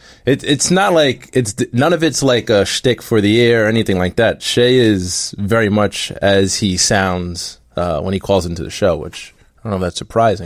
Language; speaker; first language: English; native; English